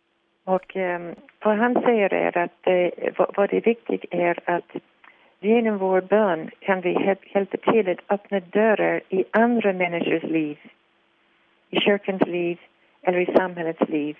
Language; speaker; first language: Swedish; non-native, fluent; English